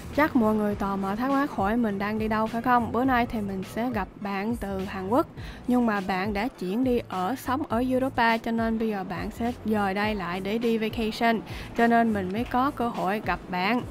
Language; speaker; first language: Vietnamese; native; Vietnamese